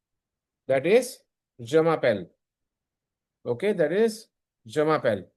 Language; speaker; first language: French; non-native, learner; Hindi